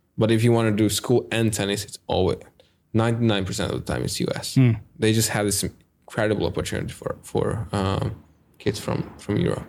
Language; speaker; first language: English; non-native, fluent; Hungarian